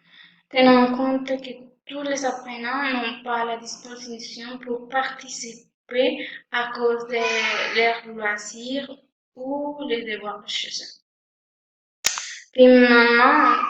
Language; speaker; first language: French; non-native, fluent; Spanish